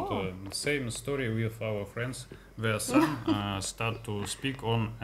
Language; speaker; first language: English; non-native, learner; Russian